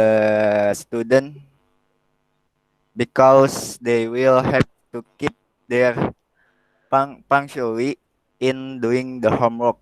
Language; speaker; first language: English; non-native, learner; Indonesian